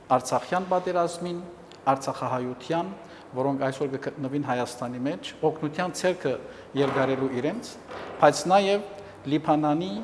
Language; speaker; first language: Armenian; native; Armenian